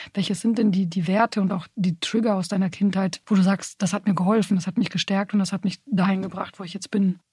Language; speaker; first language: German; native; German